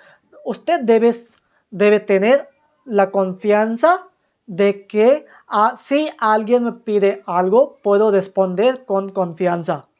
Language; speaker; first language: Spanish; non-native, fluent; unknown